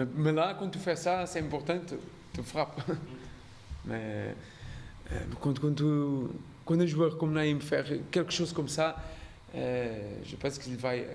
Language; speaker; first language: French; non-native, learner; Portuguese